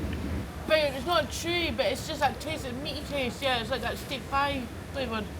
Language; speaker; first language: English; native; English